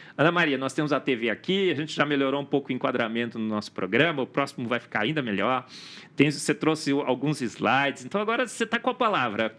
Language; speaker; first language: Portuguese; native; Portuguese